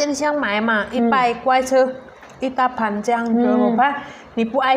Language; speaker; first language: Chinese; non-native, learner; Indonesian